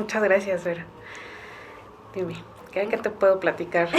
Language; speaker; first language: Spanish; native; Spanish